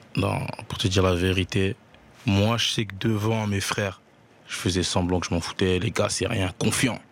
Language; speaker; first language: French; native; French